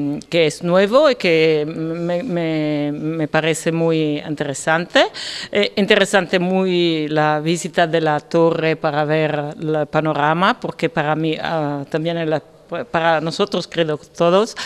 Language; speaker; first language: Spanish; non-native, learner; Italian